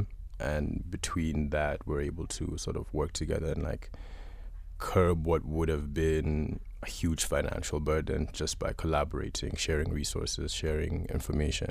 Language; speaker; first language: English; non-native, local second language; Ganda